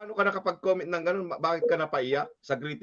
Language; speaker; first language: Filipino; native; Filipino